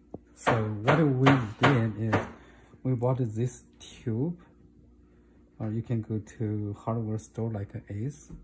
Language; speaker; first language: English; non-native, fluent; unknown